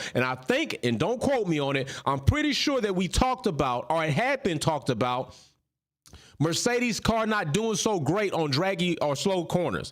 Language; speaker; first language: English; native; English